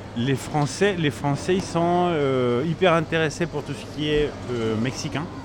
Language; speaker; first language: French; non-native, fluent; Spanish